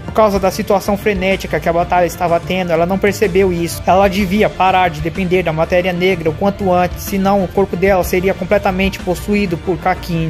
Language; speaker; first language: Portuguese; native; Portuguese